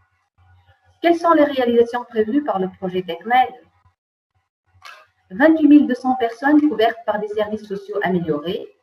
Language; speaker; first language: French; non-native, local second language; Arabic